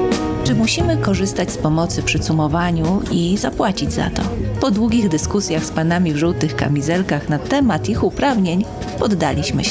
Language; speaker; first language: Polish; native; Polish